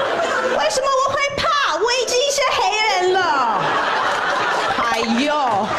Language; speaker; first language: Chinese; non-native, fluent; English